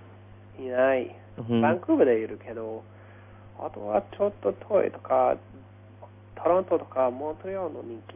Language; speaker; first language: Japanese; non-native, learner; English